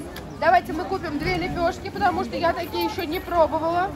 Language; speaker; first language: Russian; native; Russian